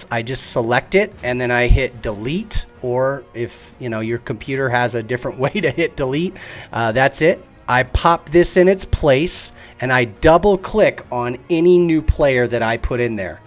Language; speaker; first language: English; native; English